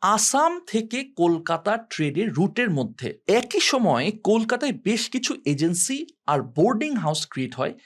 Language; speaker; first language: Bangla; non-native, local second language; Sylheti